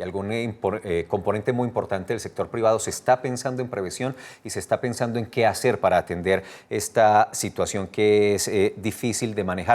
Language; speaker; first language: Spanish; native; Spanish